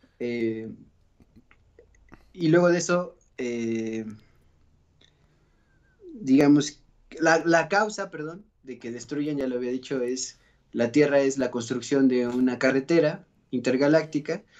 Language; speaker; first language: Spanish; native; Spanish